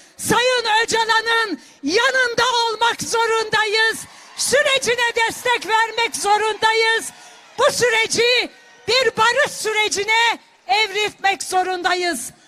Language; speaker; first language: Turkish; non-native, local second language; Kurdish